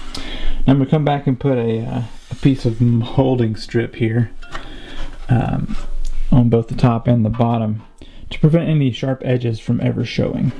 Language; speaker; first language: English; native; English